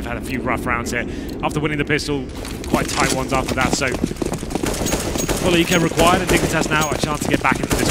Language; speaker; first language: English; native; English